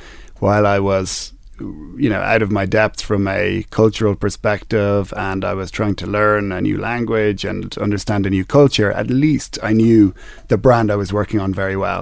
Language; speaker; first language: English; native; English